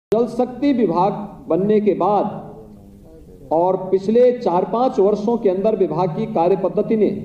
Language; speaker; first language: Hindi; native; Hindi